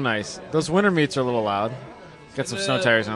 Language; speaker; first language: English; native; English